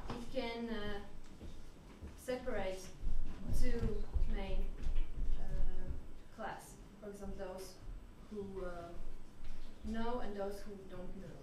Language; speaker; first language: English; non-native, learner; French